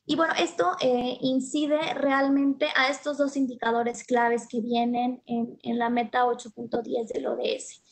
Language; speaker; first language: Spanish; native; Spanish